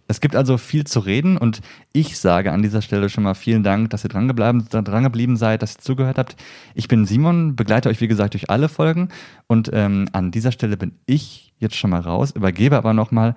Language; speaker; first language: German; native; German